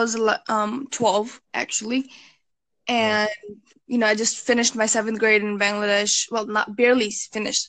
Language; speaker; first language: English; early bilingual, other home language; Bangla